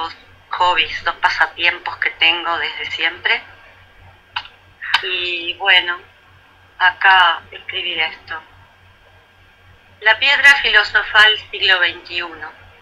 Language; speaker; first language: Spanish; native; Spanish